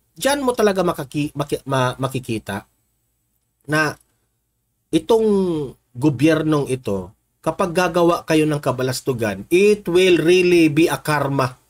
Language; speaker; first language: Filipino; non-native, local second language; Cebuano